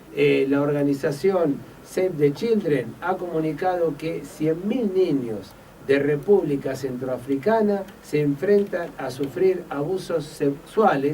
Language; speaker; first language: Spanish; native; Spanish